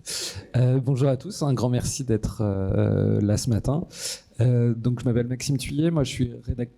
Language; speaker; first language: French; native; French